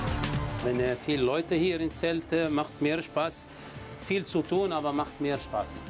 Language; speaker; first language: German; non-native, learner; Arabic